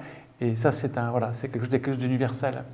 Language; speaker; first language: French; native; French